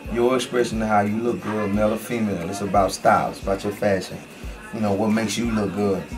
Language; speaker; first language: English; native; English